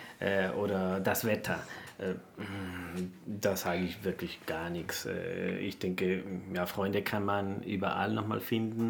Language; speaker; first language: German; non-native, fluent; Spanish